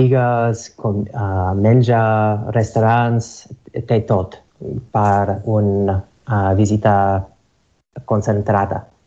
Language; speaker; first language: Catalan; non-native, learner; English